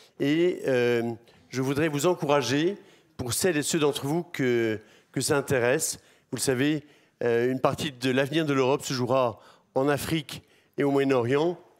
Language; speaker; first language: French; native; French